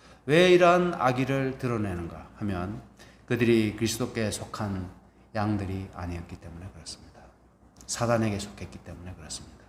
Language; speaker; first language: Korean; native; Korean